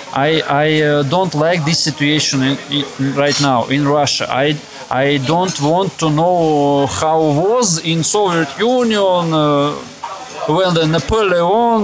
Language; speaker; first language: English; non-native, learner; Russian